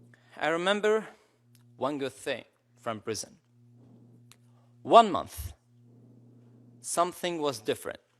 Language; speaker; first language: English; non-native, local second language; Arabic